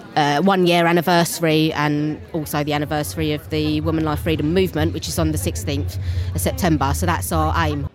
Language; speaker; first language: English; native; English